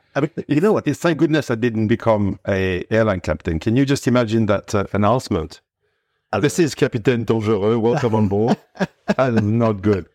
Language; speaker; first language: English; non-native, fluent; French